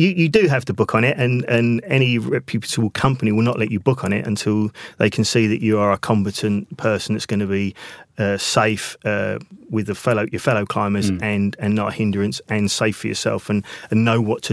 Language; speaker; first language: English; native; English